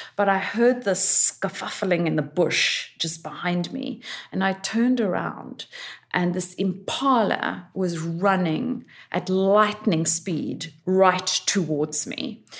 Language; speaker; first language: English; native; English